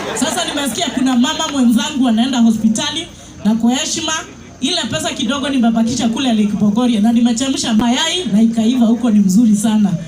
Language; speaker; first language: Swahili; non-native, local second language; Kikuyu